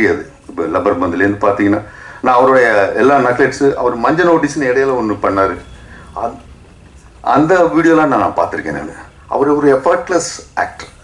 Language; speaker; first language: Tamil; native; Tamil